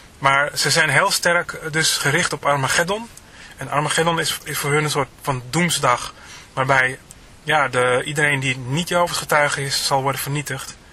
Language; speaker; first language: Dutch; native; Dutch